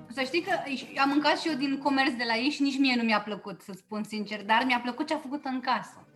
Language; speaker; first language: Romanian; native; Romanian